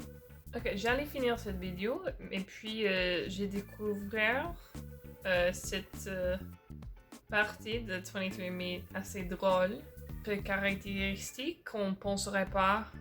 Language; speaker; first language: French; non-native, fluent; English